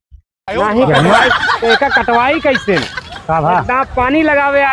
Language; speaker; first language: Hindi; non-native, local second language; Awadhi